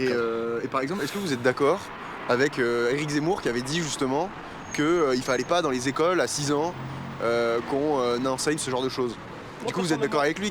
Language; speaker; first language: French; native; French